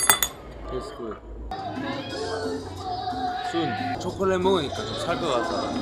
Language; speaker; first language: English; non-native, learner; Korean